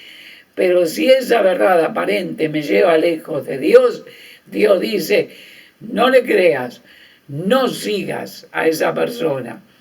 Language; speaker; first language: Spanish; native; Spanish